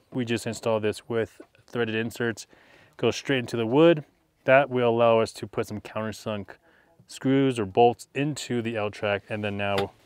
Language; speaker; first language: English; native; English